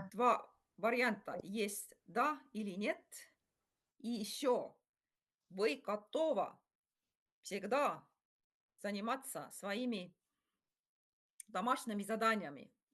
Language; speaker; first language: Russian; non-native, fluent; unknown